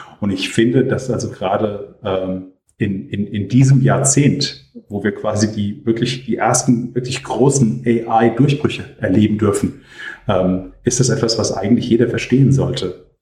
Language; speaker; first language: German; native; German